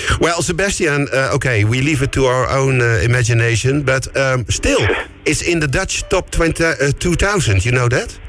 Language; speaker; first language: English; non-native, fluent; Dutch